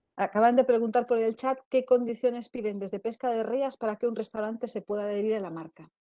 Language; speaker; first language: Spanish; native; Spanish